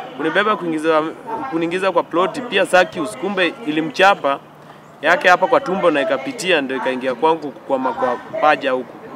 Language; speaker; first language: Swahili; native; Swahili